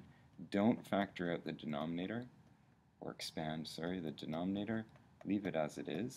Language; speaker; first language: English; native; English